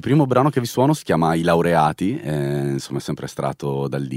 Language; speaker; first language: Italian; native; Italian